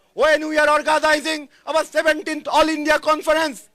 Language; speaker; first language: English; non-native, local second language; Bangla